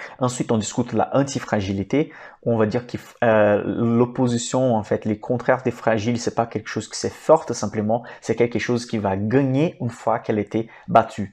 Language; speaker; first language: French; non-native, fluent; Portuguese